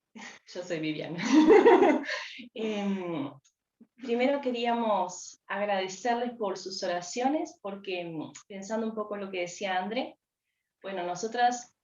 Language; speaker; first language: Spanish; native; Spanish